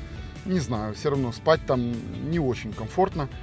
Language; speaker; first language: Russian; native; Russian